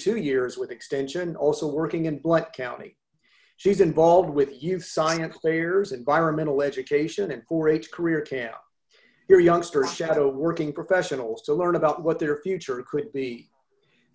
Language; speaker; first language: English; native; English